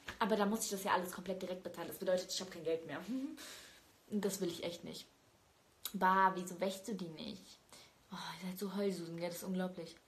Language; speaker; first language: German; early bilingual, other home language; Turkish